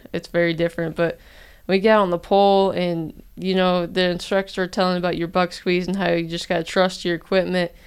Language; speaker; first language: English; native; English